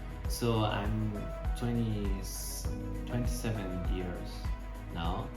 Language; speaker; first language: English; non-native, learner; Spanish